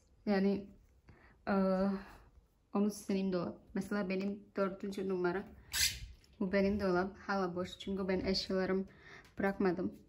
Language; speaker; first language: Turkish; non-native, learner; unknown